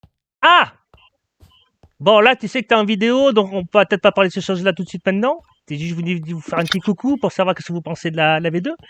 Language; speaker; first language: French; native; French